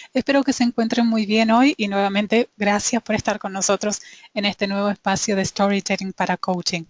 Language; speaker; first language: Spanish; native; Spanish